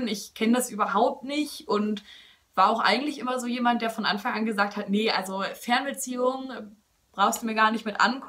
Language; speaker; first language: German; native; German